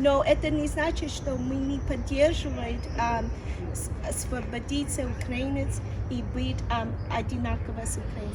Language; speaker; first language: Russian; non-native, learner; English